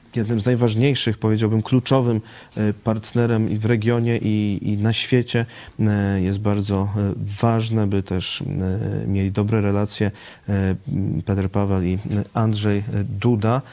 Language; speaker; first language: Polish; native; Polish